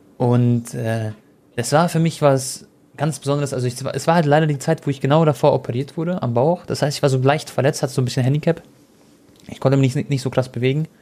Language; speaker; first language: German; early bilingual, other home language; Croatian